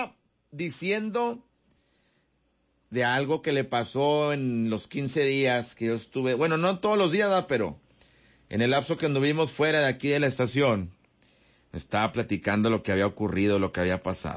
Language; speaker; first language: Spanish; native; Spanish